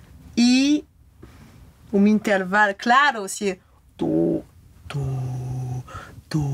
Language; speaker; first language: Portuguese; non-native, fluent; French